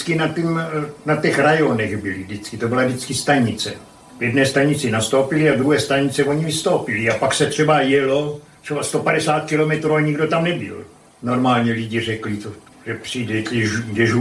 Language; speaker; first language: Czech; non-native, local second language; German